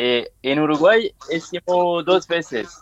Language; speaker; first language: Spanish; non-native, learner; French